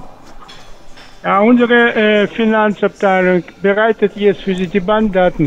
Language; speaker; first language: German; non-native, fluent; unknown